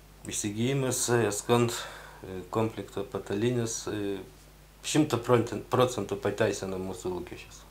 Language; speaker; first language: Lithuanian; non-native, local second language; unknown